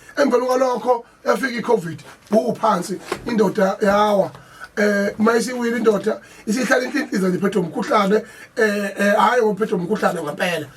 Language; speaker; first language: Zulu; native; Zulu